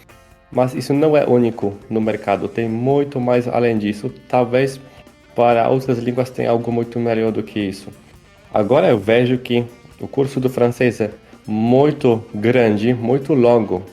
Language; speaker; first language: Portuguese; non-native, fluent; Polish